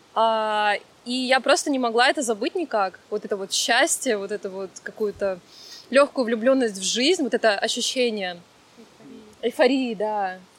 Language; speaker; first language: Russian; native; Russian